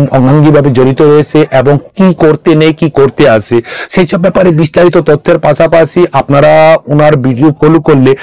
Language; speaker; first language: Bangla; non-native, local second language; Kok Borok